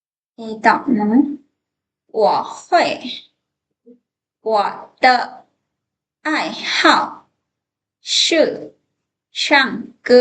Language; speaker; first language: Chinese; non-native, fluent; Lao